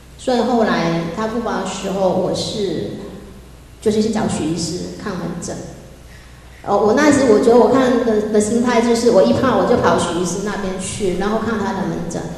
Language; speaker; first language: Chinese; non-native, local second language; Cantonese